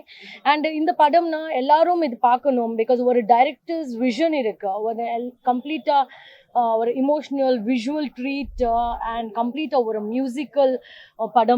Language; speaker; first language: Tamil; non-native, learner; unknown